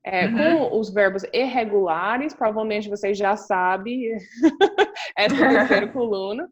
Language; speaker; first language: Portuguese; non-native, fluent; English